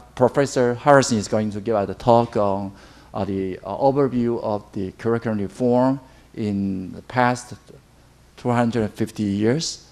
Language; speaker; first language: English; non-native, fluent; Chinese